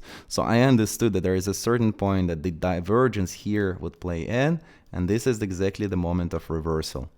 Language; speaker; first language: English; non-native, fluent; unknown